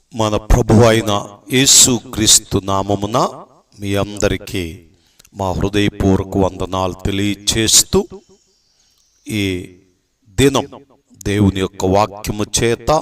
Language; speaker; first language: Telugu; native; Telugu